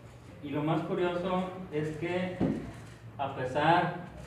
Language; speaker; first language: Spanish; native; Spanish